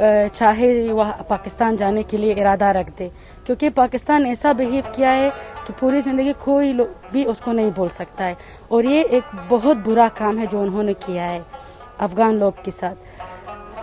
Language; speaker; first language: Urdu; non-native, fluent; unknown